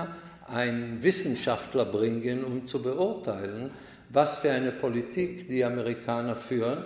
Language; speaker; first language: German; non-native, fluent; Hebrew